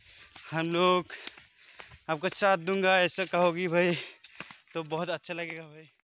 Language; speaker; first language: Hindi; non-native, local second language; Assamese